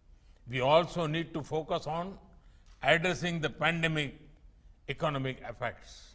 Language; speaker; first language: English; non-native, local second language; Gujarati